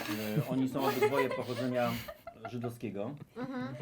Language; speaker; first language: Polish; early bilingual, heritage; English